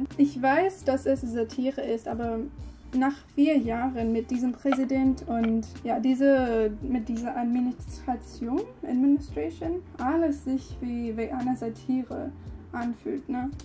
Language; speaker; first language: German; non-native, learner; English